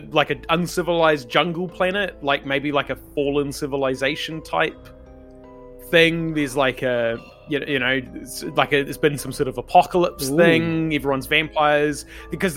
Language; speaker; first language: English; native; English